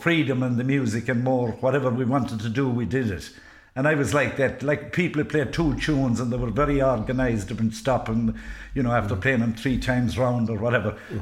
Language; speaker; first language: English; native; English